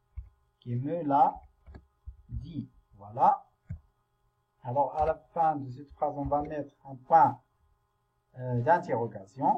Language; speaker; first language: French; non-native, local second language; Arabic